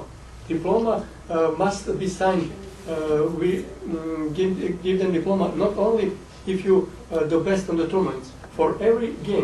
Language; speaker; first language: English; non-native, fluent; Serbian